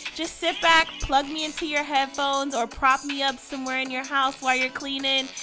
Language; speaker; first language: English; native; English